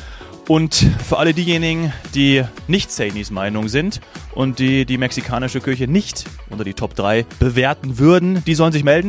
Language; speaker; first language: German; native; German